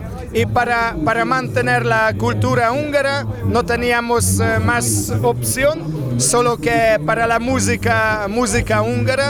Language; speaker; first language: Spanish; non-native, fluent; Hungarian